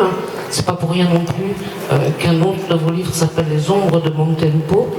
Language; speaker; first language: French; native; French